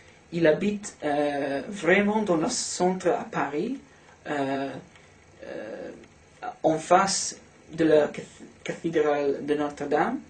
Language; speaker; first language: French; non-native, learner; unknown